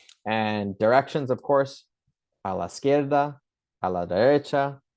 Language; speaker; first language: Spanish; early bilingual, heritage; English